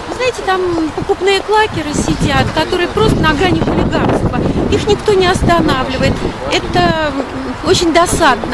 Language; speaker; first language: Russian; native; Russian